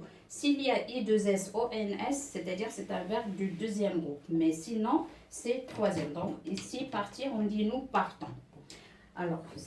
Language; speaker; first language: French; non-native, local second language; Arabic